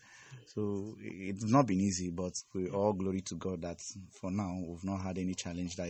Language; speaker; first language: English; non-native, local second language; Igbo